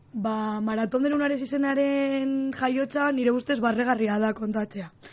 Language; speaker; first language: Basque; non-native, local second language; Spanish